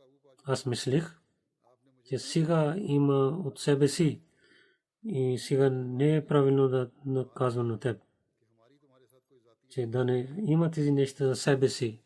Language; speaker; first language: Bulgarian; non-native, fluent; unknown